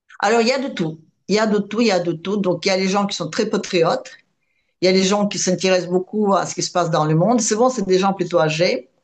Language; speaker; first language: French; non-native, fluent; Russian